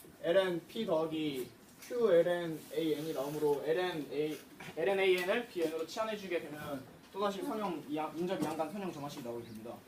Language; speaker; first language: Korean; native; Korean